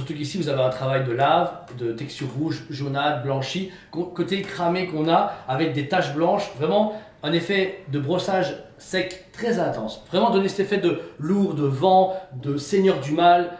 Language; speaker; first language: French; native; French